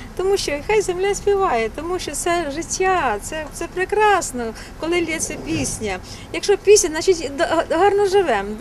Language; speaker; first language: Ukrainian; native; Ukrainian